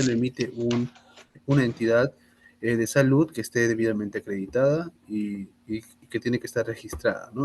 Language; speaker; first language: Spanish; native; Spanish